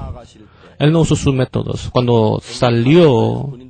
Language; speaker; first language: Spanish; non-native, fluent; Korean